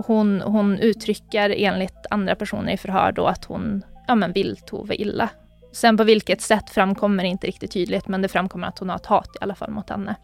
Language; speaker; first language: Swedish; native; Swedish